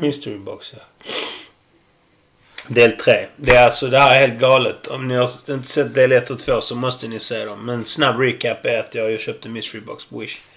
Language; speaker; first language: Swedish; native; Swedish